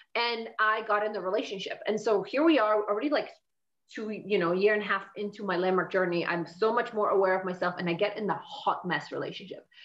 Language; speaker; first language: English; non-native, fluent; Polish